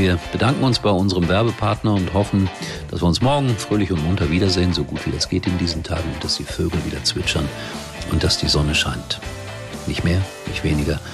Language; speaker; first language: German; native; German